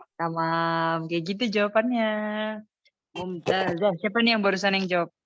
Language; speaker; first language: Indonesian; native; Indonesian